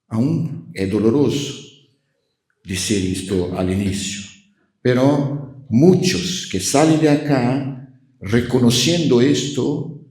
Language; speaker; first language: Spanish; non-native, fluent; Portuguese